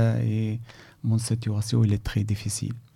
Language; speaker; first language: French; non-native, learner; Arabic